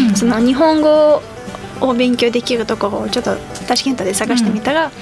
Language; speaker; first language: Japanese; non-native, fluent; Uzbek